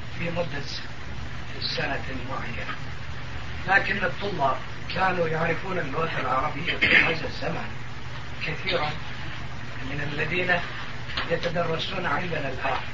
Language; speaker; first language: Arabic; non-native, fluent; Turkish